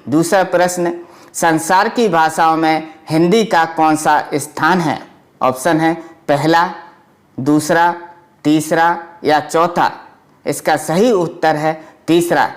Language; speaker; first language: Hindi; native; Hindi